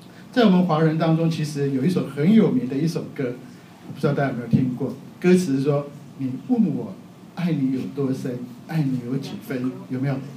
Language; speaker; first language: Chinese; native; Chinese